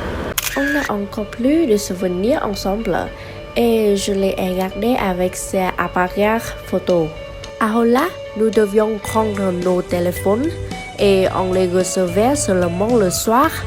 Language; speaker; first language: French; non-native, learner; Vietnamese